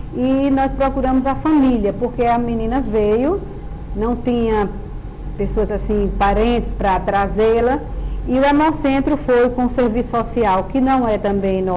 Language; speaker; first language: Portuguese; native; Portuguese